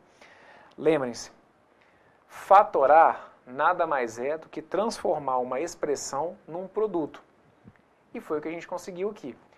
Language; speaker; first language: Portuguese; native; Portuguese